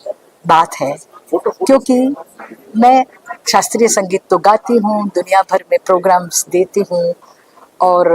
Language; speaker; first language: Hindi; non-native, local second language; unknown